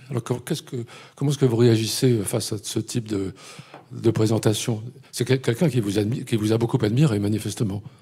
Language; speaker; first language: French; native; French